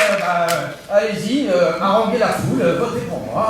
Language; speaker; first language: French; native; French